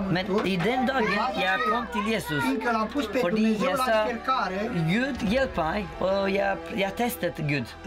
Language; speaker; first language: Norwegian; non-native, learner; Romanian